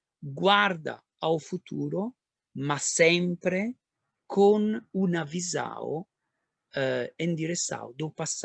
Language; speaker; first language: Portuguese; non-native, learner; Italian